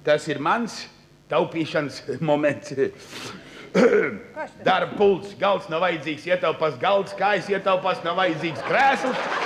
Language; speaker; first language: Latvian; native; Latvian